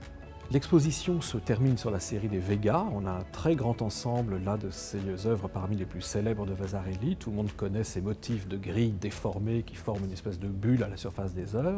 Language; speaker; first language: French; native; French